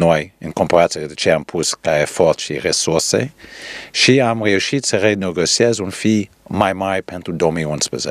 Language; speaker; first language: Romanian; early bilingual, heritage; Romanian